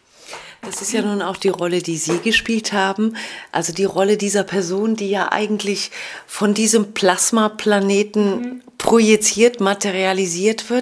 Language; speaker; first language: German; native; German